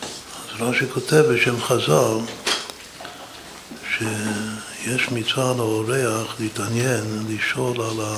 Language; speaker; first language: Hebrew; non-native, fluent; English